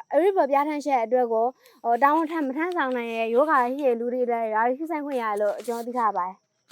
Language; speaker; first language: Burmese; native; Burmese